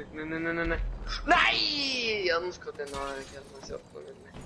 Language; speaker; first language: Icelandic; early bilingual, heritage; Icelandic